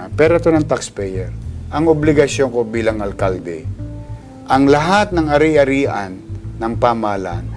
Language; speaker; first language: Filipino; native; Filipino